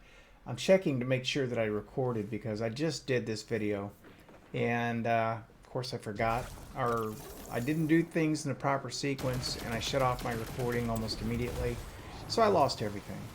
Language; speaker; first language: English; native; English